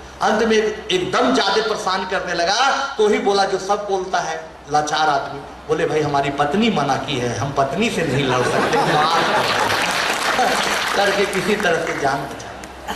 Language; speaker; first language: Hindi; native; Hindi